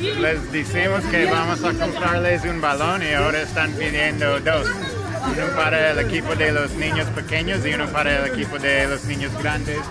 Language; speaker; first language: Spanish; non-native, fluent; English